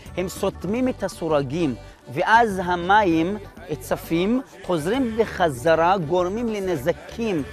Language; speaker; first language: Hebrew; non-native, local second language; Arabic